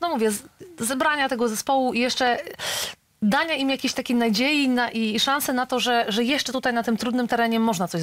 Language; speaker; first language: Polish; native; Polish